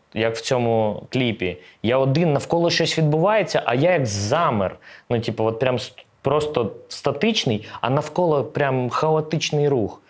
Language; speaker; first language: Ukrainian; native; Ukrainian